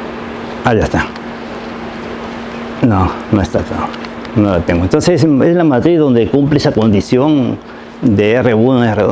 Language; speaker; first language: Spanish; native; Spanish